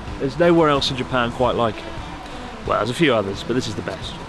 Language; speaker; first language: English; native; English